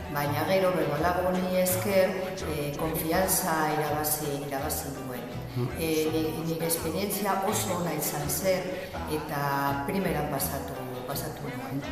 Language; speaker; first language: Basque; non-native, local second language; Spanish